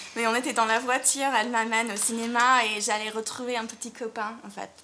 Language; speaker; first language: French; non-native, fluent; English